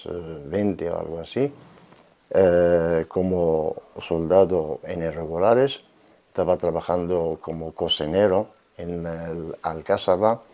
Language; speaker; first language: Spanish; non-native, learner; Arabic